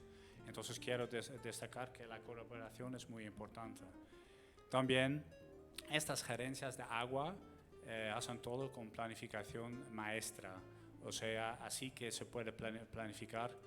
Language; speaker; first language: Spanish; non-native, fluent; Dutch